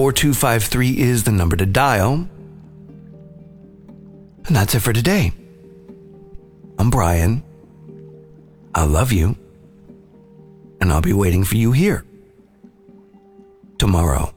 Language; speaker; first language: English; native; English